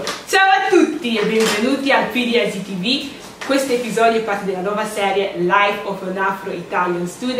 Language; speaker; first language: Italian; early bilingual, other home language; English